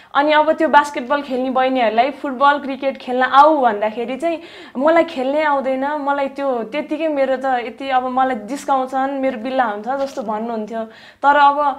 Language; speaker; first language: Nepali; native; Nepali